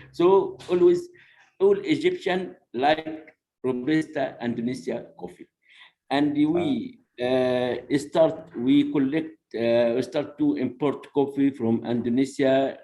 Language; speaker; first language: English; non-native, learner; Arabic